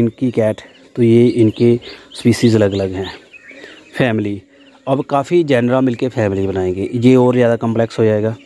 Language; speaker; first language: Hindi; non-native, local second language; Punjabi